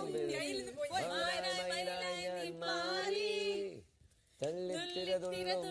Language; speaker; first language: Malayalam; native; Malayalam